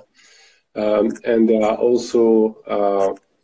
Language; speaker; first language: English; non-native, fluent; French